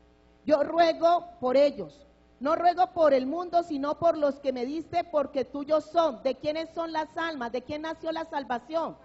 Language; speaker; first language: Spanish; native; Spanish